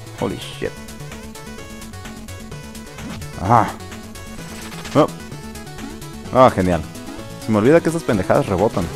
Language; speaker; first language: Spanish; native; Spanish